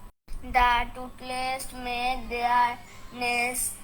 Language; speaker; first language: English; non-native, learner; Bangla